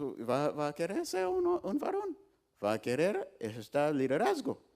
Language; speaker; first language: Spanish; non-native, fluent; English